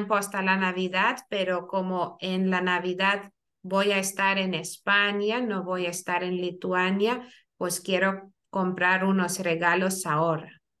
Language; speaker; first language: Spanish; non-native, fluent; Lithuanian